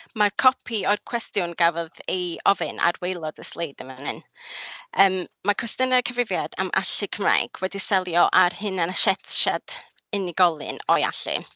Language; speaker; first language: Welsh; native; Welsh